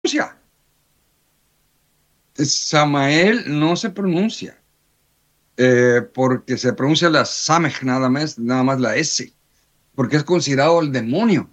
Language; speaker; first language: Spanish; native; Spanish